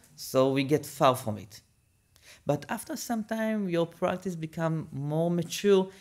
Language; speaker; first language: English; non-native, fluent; Hebrew